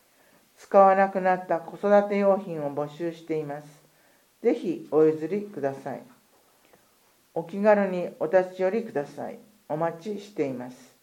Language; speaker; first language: Japanese; native; Japanese